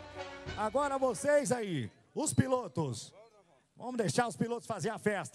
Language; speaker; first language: Portuguese; native; Portuguese